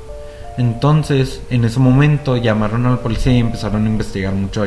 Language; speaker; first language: Spanish; native; Spanish